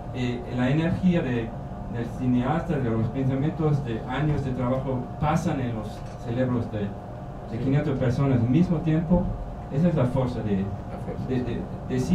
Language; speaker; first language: Spanish; non-native, learner; German